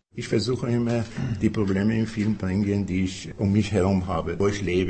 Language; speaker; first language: German; non-native, fluent; Persian